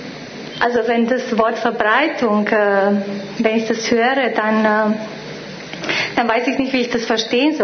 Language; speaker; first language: German; non-native, fluent; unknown